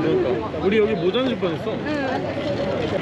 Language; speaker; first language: Korean; native; Korean